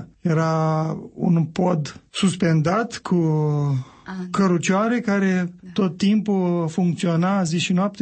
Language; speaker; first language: Romanian; native; Romanian